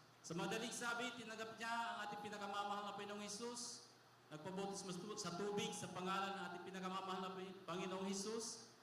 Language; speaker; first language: Filipino; non-native, local second language; Bikol